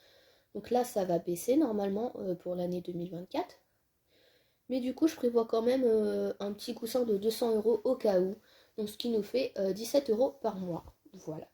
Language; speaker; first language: French; native; French